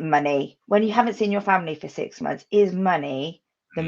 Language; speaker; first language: English; native; English